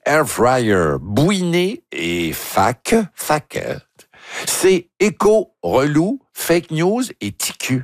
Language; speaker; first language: French; native; French